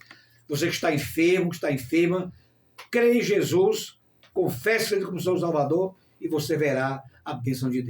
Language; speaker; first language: Portuguese; native; Portuguese